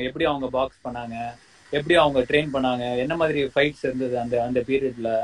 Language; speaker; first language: Tamil; native; Tamil